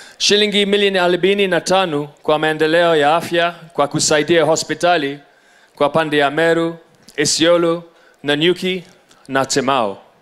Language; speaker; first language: Swahili; non-native, local second language; English